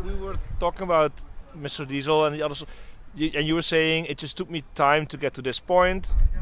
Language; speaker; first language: English; non-native, fluent; Dutch